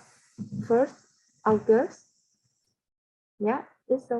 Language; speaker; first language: English; non-native, learner; Vietnamese